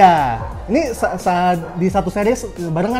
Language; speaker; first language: Indonesian; native; Indonesian